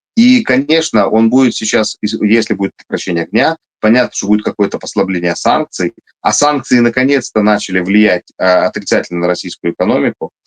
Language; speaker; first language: Russian; native; Russian